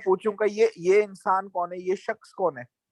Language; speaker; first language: Urdu; native; Urdu